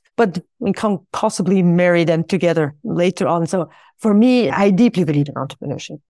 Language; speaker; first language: English; non-native, fluent; Swiss German